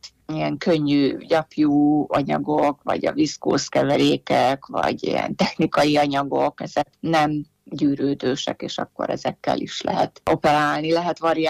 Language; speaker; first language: Hungarian; native; Hungarian